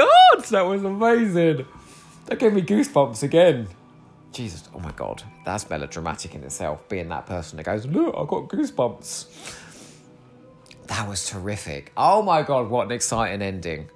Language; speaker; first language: English; native; English